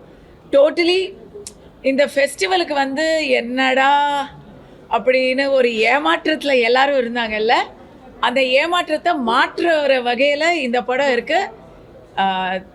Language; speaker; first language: Tamil; native; Tamil